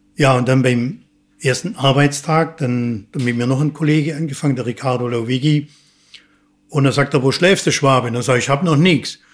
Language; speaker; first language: German; native; German